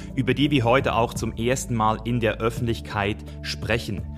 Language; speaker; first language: German; native; German